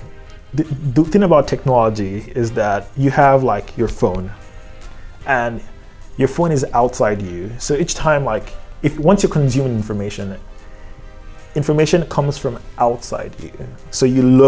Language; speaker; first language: English; non-native, local second language; Yoruba